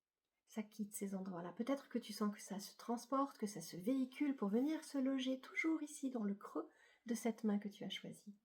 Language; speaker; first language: French; native; French